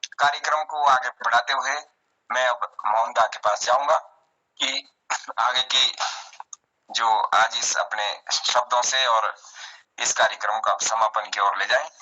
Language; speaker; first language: Hindi; non-native, local second language; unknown